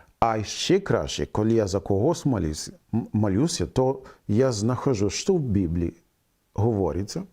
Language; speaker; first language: Ukrainian; non-native, fluent; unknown